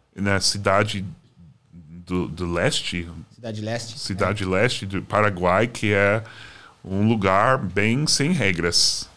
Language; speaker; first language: Portuguese; non-native, fluent; English